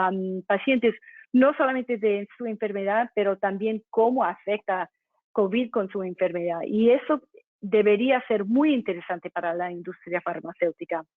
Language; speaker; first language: Spanish; non-native, fluent; English